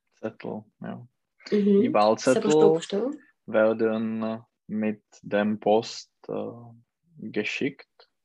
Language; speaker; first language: German; non-native, learner; Czech